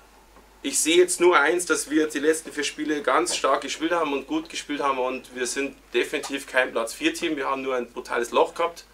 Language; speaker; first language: German; native; German